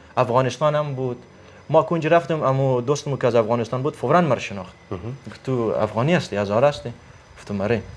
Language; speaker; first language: Persian; native; Persian